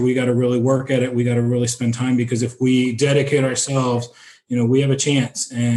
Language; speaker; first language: English; native; English